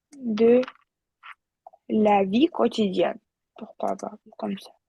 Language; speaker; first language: French; non-native, fluent; Russian